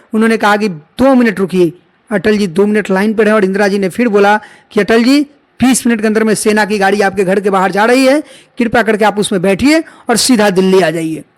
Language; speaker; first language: Hindi; native; Hindi